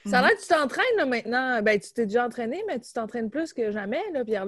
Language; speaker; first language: French; native; French